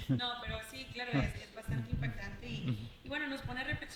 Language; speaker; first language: Spanish; native; Spanish